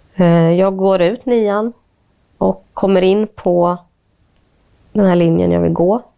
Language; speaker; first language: Swedish; native; Swedish